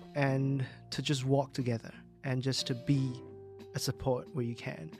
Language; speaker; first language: English; native; English